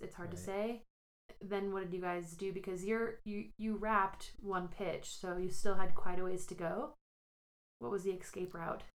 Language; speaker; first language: English; native; English